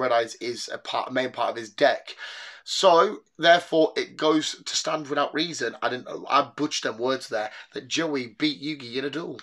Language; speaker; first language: English; native; English